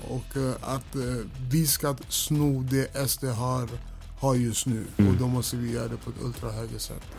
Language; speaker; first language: Swedish; early bilingual, other home language; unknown